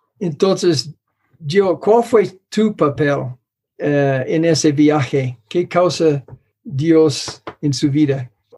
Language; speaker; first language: Spanish; non-native, fluent; English